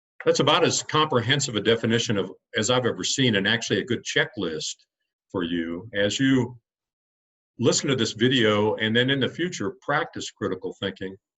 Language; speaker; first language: English; native; English